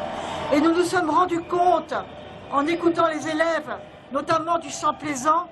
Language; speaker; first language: French; native; French